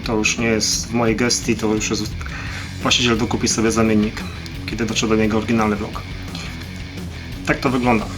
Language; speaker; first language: Polish; native; Polish